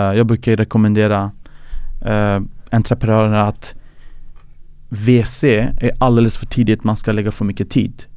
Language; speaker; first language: Swedish; early bilingual, other home language; Persian